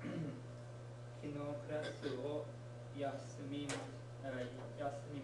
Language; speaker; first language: Japanese; non-native, learner; English